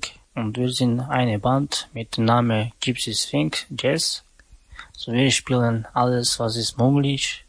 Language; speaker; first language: German; non-native, learner; Romany